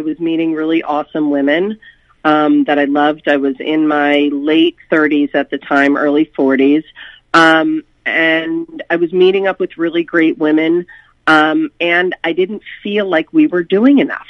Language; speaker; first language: English; native; English